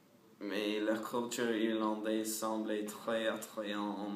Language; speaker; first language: French; non-native, learner; English